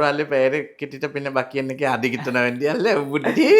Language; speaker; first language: Malayalam; non-native, learner; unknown